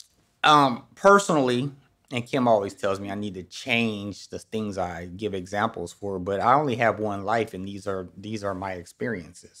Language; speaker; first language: English; native; English